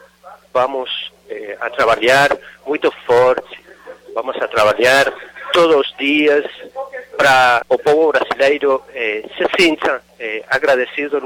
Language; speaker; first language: Portuguese; non-native, learner; Spanish